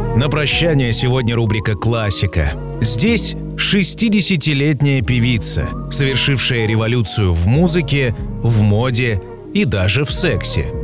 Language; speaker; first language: Russian; native; Russian